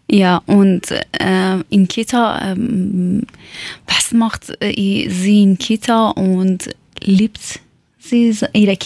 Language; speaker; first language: German; non-native, learner; Persian